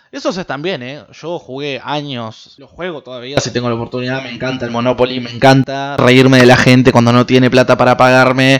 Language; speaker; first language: Spanish; native; Spanish